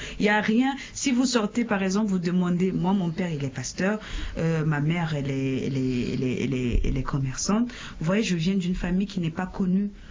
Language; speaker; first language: French; non-native, local second language; Sango